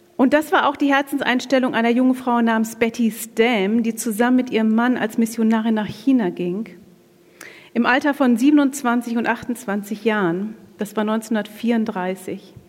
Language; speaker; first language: German; native; German